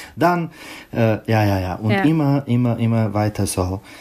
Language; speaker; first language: German; non-native, learner; Czech